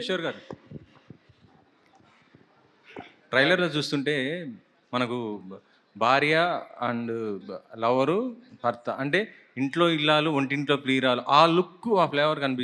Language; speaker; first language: Telugu; native; Telugu